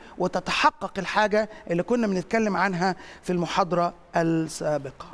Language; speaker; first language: Arabic; native; Arabic